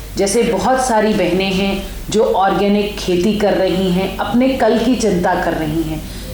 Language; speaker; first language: Hindi; native; Hindi